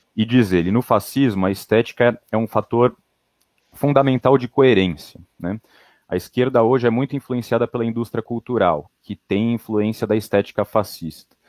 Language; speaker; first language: Portuguese; native; Portuguese